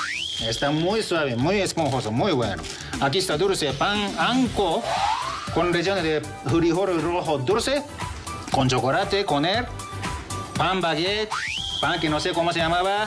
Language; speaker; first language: Spanish; non-native, fluent; Japanese